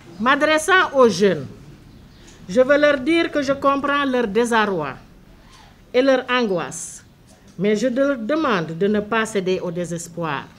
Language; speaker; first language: French; non-native, local second language; Wolof